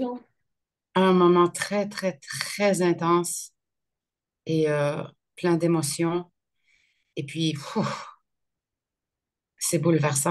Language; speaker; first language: French; early bilingual, other home language; Arabic